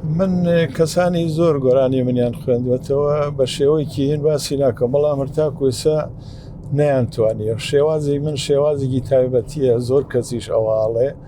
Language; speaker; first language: Central Kurdish; native; Central Kurdish